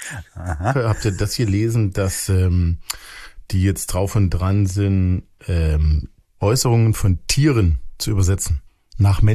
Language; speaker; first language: German; native; German